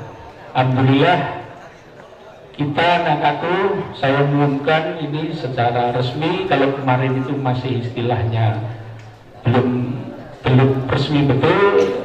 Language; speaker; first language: Indonesian; native; Indonesian